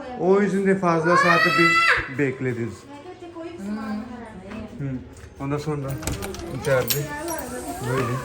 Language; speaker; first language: Turkish; non-native, learner; Urdu